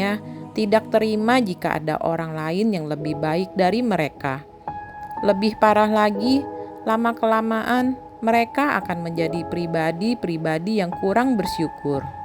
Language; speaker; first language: Indonesian; native; Indonesian